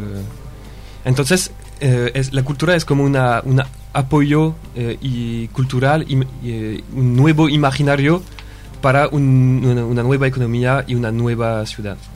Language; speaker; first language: Spanish; non-native, fluent; French